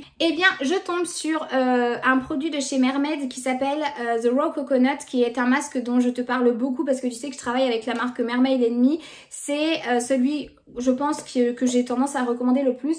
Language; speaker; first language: French; native; French